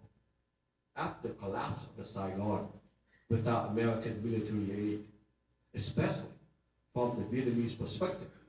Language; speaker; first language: English; early bilingual, other home language; Vietnamese